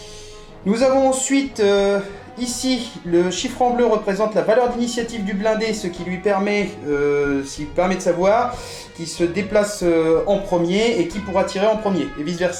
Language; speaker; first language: French; native; French